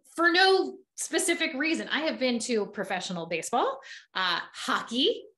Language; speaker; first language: English; native; English